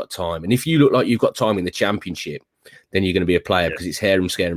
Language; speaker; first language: English; native; English